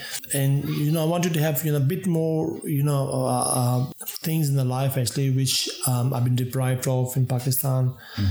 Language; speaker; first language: English; non-native, local second language; Urdu